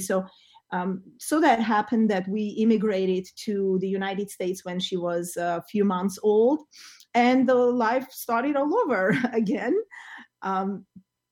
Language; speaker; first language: English; non-native, fluent; Armenian